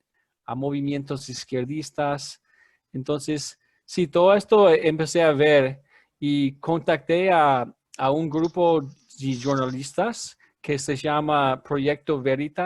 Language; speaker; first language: Spanish; non-native, fluent; English